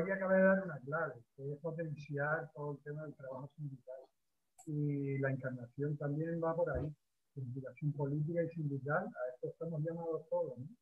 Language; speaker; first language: Spanish; native; Spanish